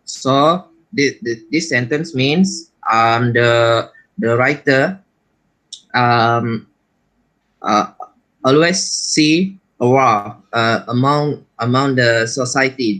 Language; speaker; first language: English; non-native, learner; Malay